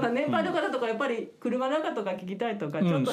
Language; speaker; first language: Japanese; native; Japanese